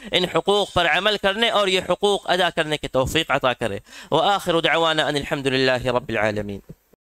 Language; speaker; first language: Urdu; native; Urdu